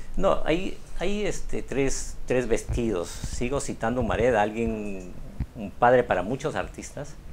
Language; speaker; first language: Spanish; native; Spanish